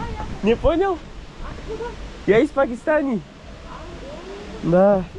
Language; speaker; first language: Russian; non-native, learner; Urdu